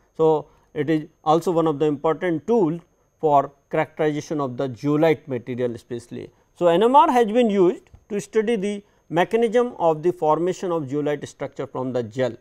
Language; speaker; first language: English; non-native, local second language; Hindi